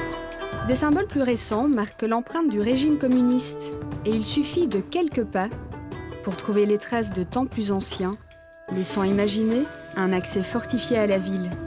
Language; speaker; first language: French; native; French